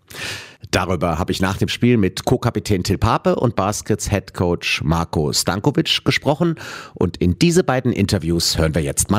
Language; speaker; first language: German; native; German